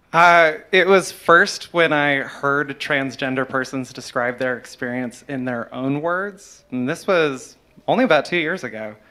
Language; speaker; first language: English; native; English